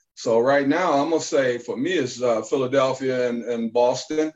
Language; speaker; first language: English; native; English